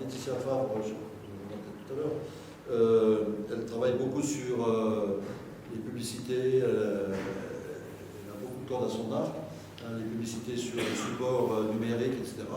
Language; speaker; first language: French; native; French